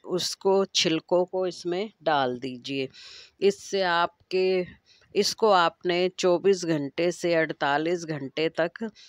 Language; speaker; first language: Hindi; native; Hindi